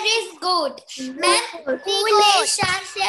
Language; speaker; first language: English; non-native, local second language; Hindi